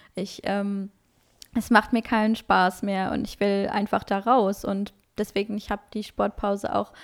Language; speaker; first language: German; non-native, local second language; Luxembourgish